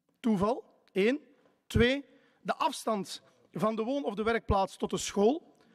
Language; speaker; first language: Dutch; native; Dutch